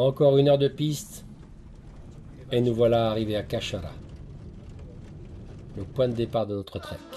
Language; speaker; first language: French; native; French